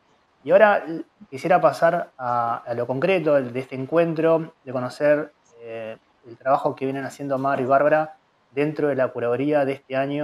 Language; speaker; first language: Spanish; native; Spanish